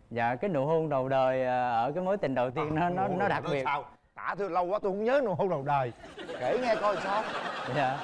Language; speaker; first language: Vietnamese; native; Vietnamese